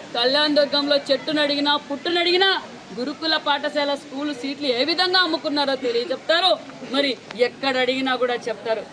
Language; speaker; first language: Telugu; native; Telugu